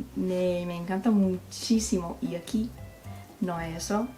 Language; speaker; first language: Spanish; non-native, learner; English